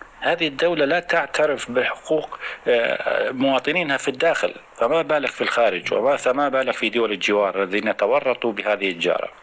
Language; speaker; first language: Arabic; native; Arabic